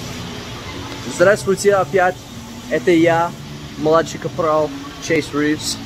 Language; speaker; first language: Russian; non-native, learner; English